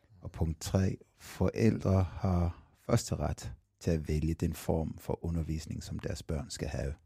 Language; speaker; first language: Danish; non-native, fluent; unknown